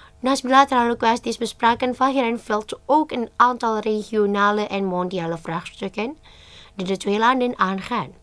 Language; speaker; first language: Dutch; non-native, fluent; Indonesian